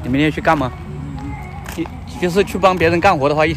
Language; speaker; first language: Chinese; native; Chinese